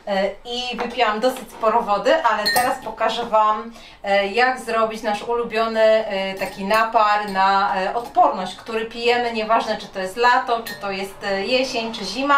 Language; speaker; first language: Polish; native; Polish